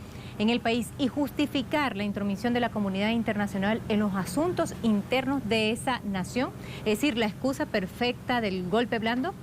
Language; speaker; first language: Spanish; native; Spanish